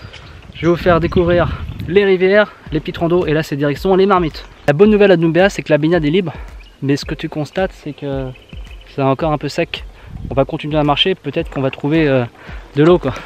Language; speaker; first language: French; native; French